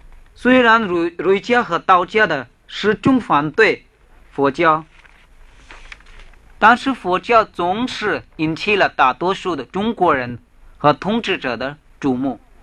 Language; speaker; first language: Chinese; non-native, fluent; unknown